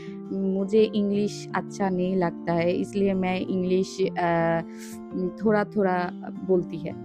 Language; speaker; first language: Hindi; non-native, learner; Bangla